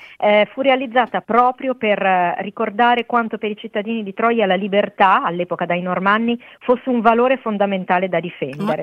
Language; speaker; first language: Italian; native; Italian